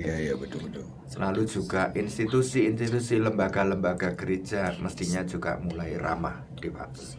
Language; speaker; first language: Indonesian; native; Indonesian